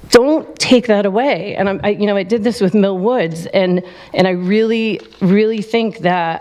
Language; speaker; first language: English; native; English